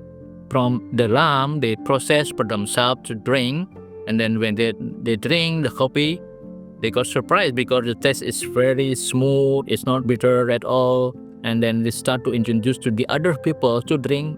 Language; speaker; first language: English; non-native, learner; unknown